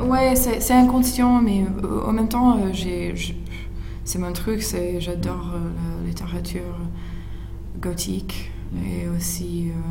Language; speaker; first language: French; non-native, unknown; English